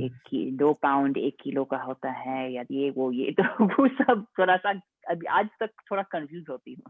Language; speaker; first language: Hindi; non-native, fluent; English